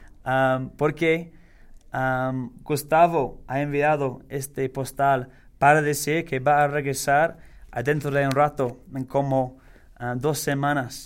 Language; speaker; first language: Spanish; non-native, learner; English